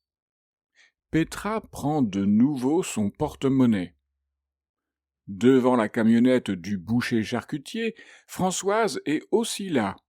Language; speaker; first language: French; native; French